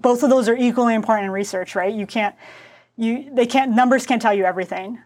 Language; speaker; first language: English; early bilingual, other home language; Spanish